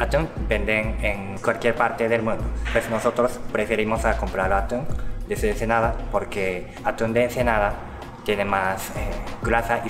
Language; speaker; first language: Spanish; non-native, learner; Japanese